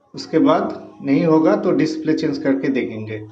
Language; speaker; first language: Hindi; non-native, local second language; Bangla